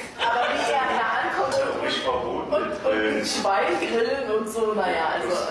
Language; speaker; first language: German; native; German